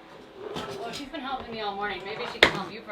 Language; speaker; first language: English; native; English